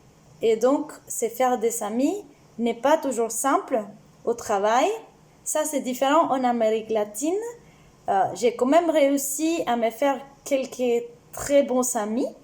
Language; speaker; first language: French; non-native, fluent; Spanish